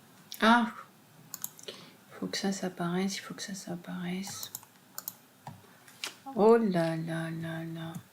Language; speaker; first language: French; native; French